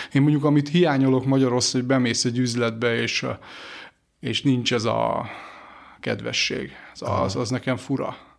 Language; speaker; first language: Hungarian; early bilingual, other home language; Greek